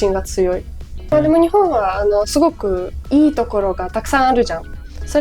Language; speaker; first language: Japanese; non-native, fluent; Ukrainian